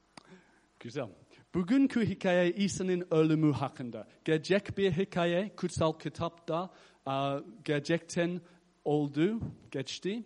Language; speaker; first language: Turkish; non-native, fluent; English